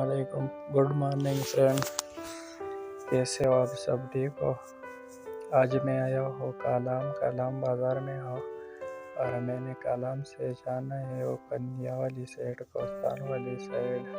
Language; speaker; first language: Hindi; non-native, local second language; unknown